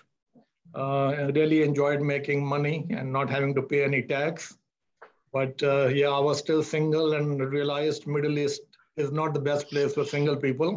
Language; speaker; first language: English; non-native, local second language; Hindi